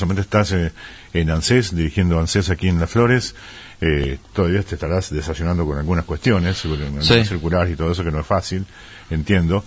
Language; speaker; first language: Spanish; native; Spanish